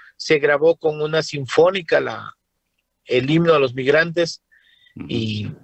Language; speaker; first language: Spanish; native; Spanish